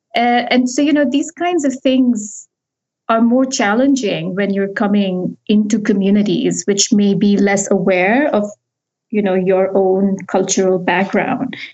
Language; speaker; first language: English; non-native, local second language; Hindi